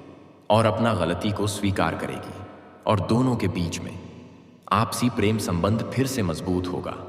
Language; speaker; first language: Hindi; native; Hindi